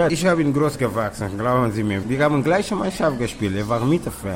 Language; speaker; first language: German; non-native, learner; Kabuverdianu